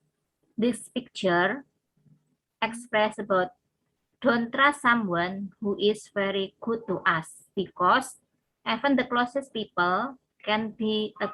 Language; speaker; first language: English; non-native, learner; Indonesian